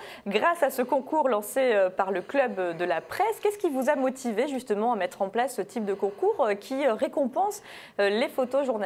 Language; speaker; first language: French; native; French